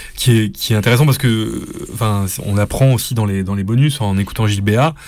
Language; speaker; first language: French; native; French